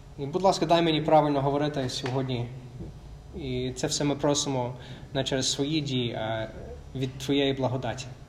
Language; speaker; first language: Ukrainian; non-native, fluent; English